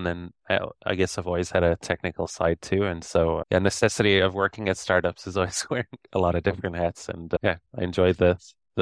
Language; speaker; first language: English; native; English